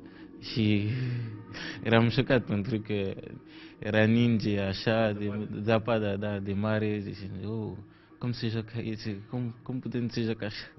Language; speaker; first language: Romanian; non-native, learner; French